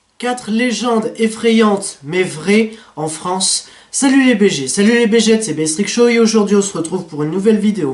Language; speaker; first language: French; native; French